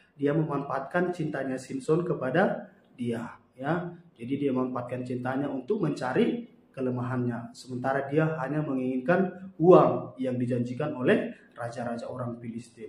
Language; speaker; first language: Indonesian; native; Indonesian